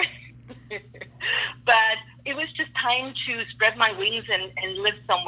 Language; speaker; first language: English; non-native, fluent; German